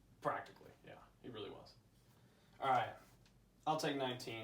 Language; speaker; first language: English; native; English